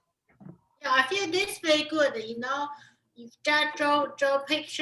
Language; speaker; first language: English; non-native, learner; Chinese